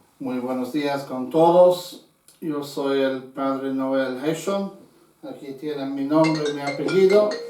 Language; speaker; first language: Spanish; non-native, fluent; English